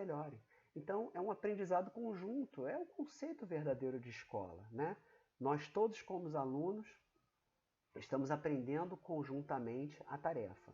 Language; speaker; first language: Portuguese; native; Portuguese